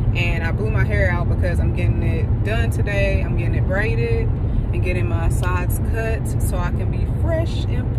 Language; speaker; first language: English; native; English